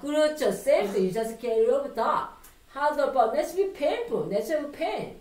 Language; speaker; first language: English; non-native, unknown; Korean